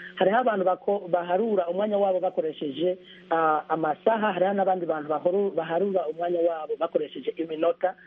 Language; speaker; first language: Rundi; early bilingual, heritage; Rundi